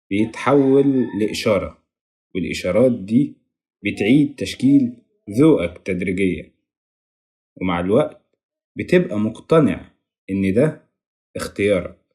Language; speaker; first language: Arabic; native; Arabic